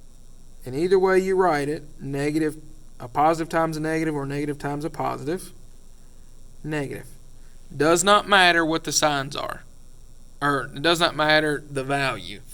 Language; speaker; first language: English; native; English